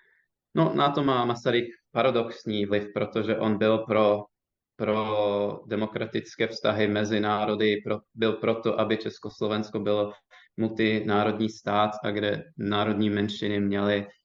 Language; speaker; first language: Czech; non-native, fluent; English